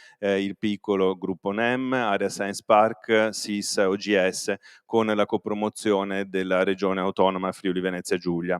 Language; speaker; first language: Italian; native; Italian